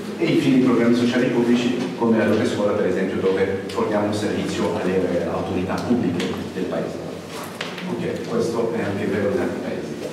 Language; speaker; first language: Italian; non-native, fluent; French